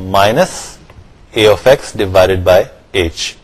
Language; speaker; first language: English; non-native, local second language; Urdu